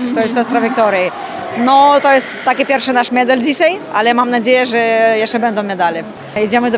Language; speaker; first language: Polish; non-native, learner; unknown